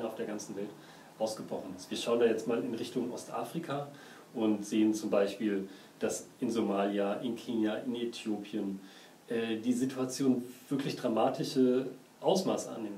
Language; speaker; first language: German; native; German